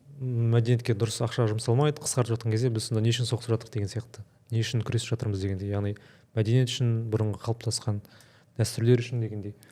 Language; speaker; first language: Kazakh; native; Kazakh